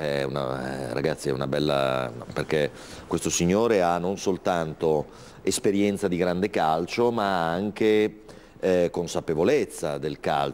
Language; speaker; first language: Italian; native; Italian